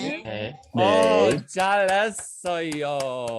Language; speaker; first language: Korean; non-native, fluent; English